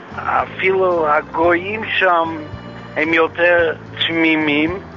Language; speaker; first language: Hebrew; non-native, fluent; English